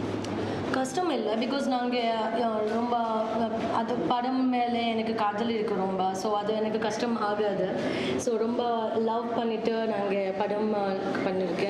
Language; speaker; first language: Tamil; non-native, learner; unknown